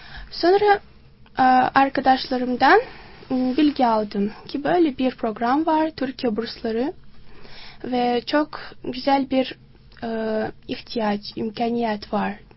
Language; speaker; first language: Turkish; non-native, learner; Tajik